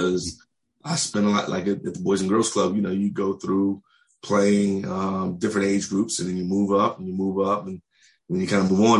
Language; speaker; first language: English; native; English